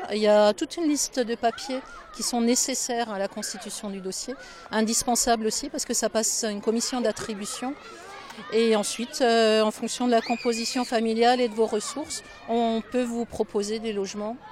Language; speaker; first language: French; native; French